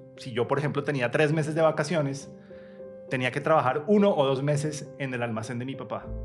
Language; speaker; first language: Spanish; native; Spanish